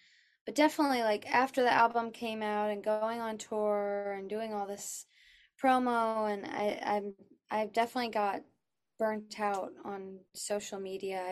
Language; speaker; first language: English; native; English